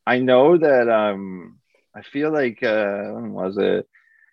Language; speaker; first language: English; native; English